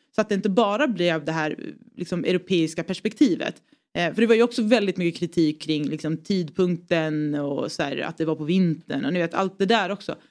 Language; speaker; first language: Swedish; early bilingual, other home language; Persian